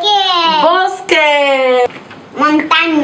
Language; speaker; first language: Spanish; non-native, learner; Russian